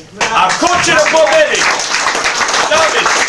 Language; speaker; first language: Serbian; early bilingual, heritage; Serbian